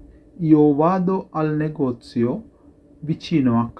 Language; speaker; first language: Italian; non-native, fluent; Sinhala